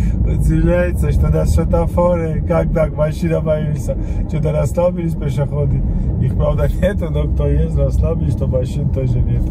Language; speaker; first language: Russian; non-native, fluent; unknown